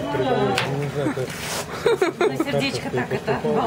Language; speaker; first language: Russian; non-native, fluent; German